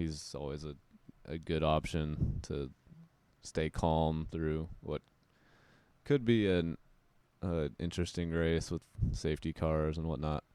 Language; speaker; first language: English; native; English